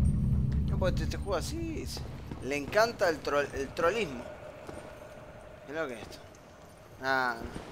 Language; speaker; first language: Spanish; native; Spanish